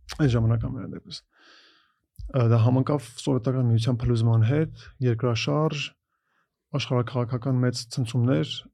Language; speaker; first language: Armenian; native; Armenian